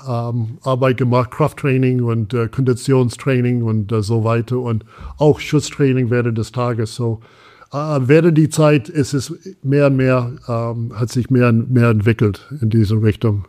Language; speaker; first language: German; non-native, fluent; English